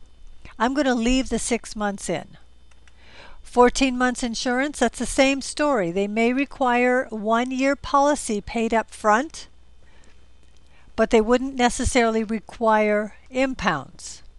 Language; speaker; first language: English; native; English